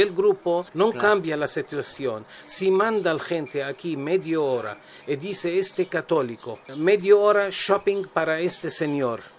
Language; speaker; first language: Spanish; non-native, learner; Arabic